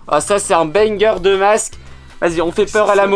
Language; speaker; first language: French; native; French